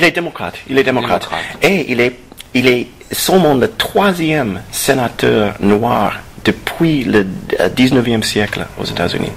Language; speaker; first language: French; non-native, fluent; English